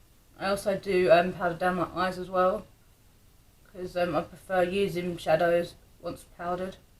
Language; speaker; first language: English; native; English